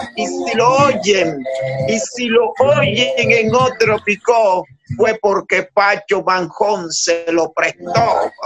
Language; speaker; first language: Spanish; native; Spanish